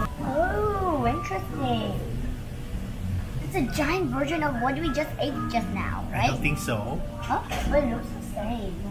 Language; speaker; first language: English; non-native, learner; Thai